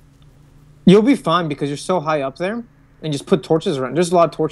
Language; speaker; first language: English; native; English